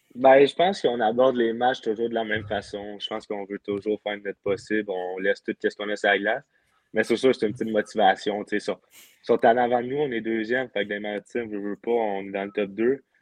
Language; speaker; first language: French; native; French